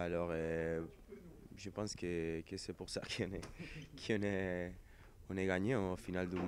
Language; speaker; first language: French; non-native, fluent; Spanish